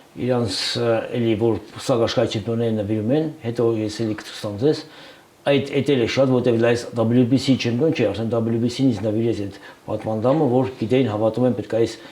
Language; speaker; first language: Armenian; native; Armenian